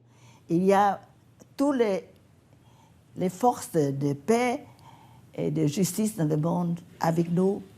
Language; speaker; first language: French; non-native, fluent; Vietnamese